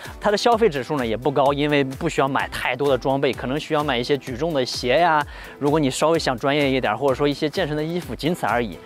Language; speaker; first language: Chinese; native; Chinese